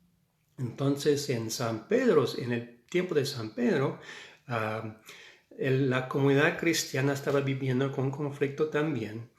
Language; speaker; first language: Spanish; non-native, fluent; English